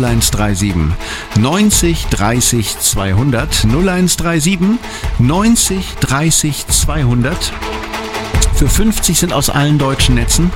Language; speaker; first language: German; native; German